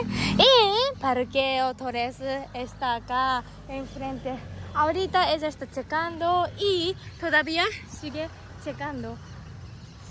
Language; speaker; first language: Spanish; non-native, learner; Japanese